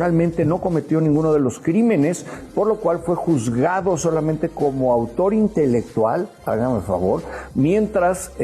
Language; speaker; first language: Spanish; native; Spanish